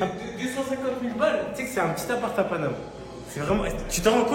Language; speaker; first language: French; native; French